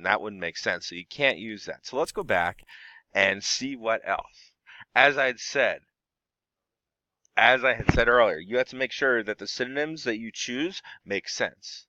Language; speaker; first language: English; native; English